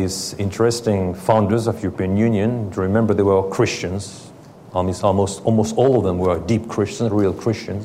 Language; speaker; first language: English; non-native, fluent; French